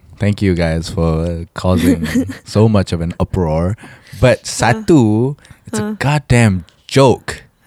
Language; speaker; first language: English; non-native, local second language; Malay